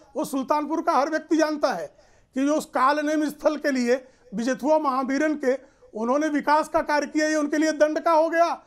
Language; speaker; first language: Hindi; native; Hindi